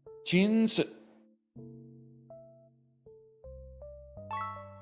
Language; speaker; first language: Chinese; non-native, learner; English